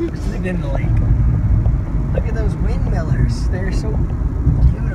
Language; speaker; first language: English; native; English